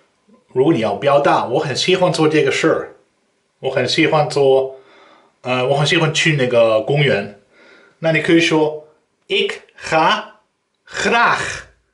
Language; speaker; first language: Chinese; non-native, fluent; Dutch